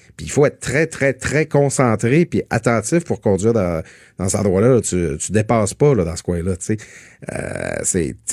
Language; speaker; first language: French; native; French